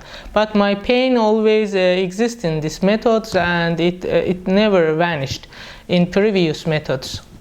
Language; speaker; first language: English; non-native, learner; Persian